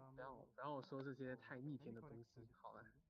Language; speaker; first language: Chinese; non-native, fluent; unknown